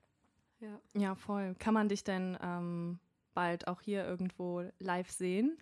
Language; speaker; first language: German; native; German